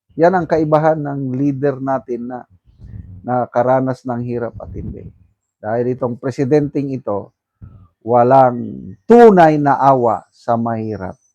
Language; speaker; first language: Filipino; non-native, local second language; Iloko